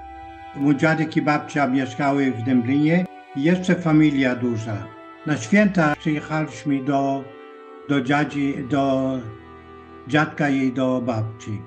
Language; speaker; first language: Polish; non-native, local second language; Yiddish